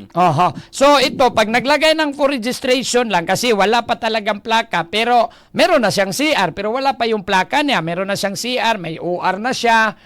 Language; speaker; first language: Filipino; non-native, local second language; Cebuano